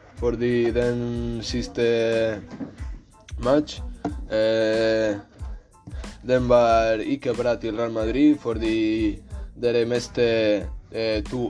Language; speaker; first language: Norwegian; non-native, learner; Spanish